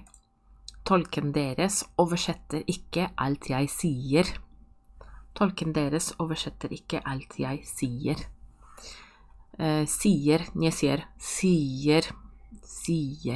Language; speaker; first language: Norwegian; non-native, fluent; Polish